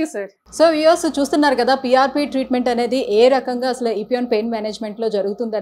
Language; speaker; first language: Telugu; native; Telugu